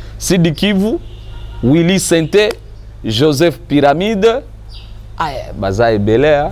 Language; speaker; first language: Lingala; non-native, local second language; Swahili